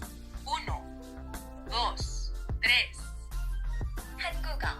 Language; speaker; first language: Korean; non-native, fluent; Spanish